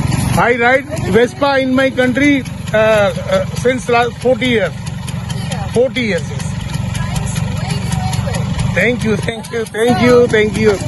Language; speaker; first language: English; non-native, learner; Urdu